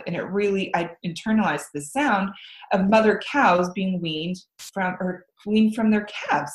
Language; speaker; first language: English; native; English